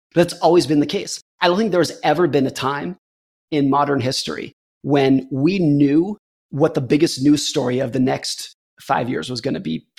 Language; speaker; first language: English; native; English